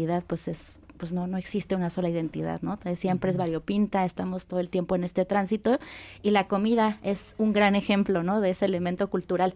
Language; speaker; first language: Spanish; native; Spanish